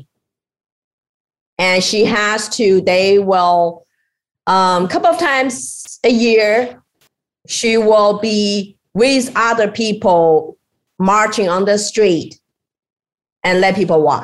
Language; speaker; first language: English; non-native, fluent; Chinese